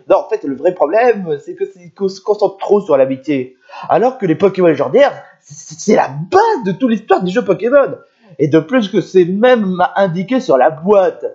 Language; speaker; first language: French; native; French